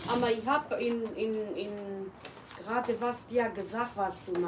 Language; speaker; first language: German; non-native, learner; Kurdish